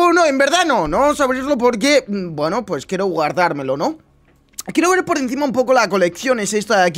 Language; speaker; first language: Spanish; native; Spanish